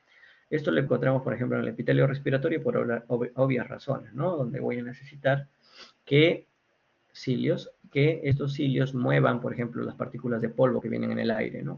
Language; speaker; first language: Spanish; native; Spanish